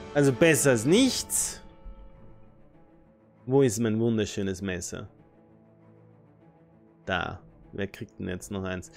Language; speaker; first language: German; native; German